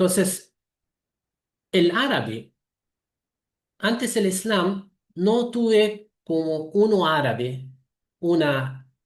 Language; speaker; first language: Spanish; non-native, fluent; Arabic